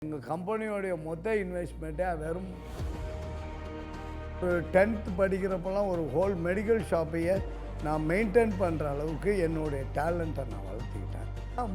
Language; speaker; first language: Tamil; native; Tamil